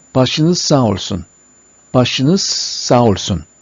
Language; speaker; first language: Turkish; non-native, fluent; Korean